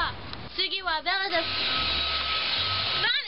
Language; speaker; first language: Japanese; non-native, learner; English